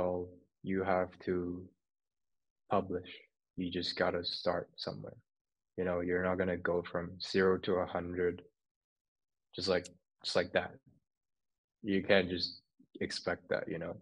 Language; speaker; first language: English; non-native, local second language; Cantonese